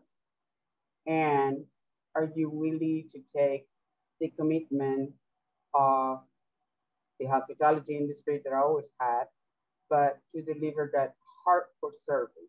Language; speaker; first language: English; non-native, fluent; Spanish